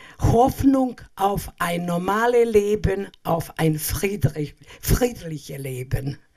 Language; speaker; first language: German; non-native, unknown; Serbian